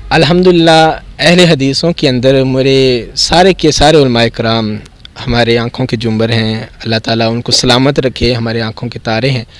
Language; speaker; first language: Urdu; non-native, local second language; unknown